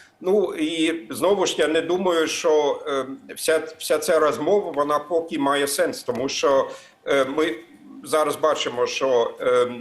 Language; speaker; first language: Ukrainian; non-native, fluent; German